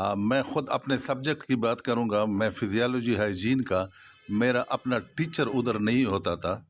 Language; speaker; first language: Urdu; non-native, local second language; Pashto